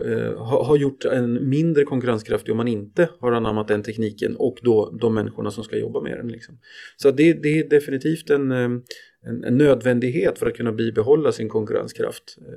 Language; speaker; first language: Swedish; native; Swedish